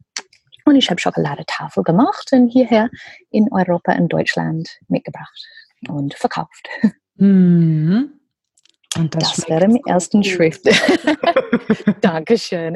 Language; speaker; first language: German; non-native, learner; English